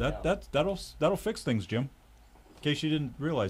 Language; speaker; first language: English; native; English